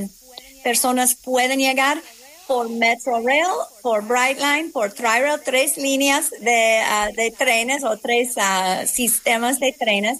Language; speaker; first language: Spanish; non-native, fluent; English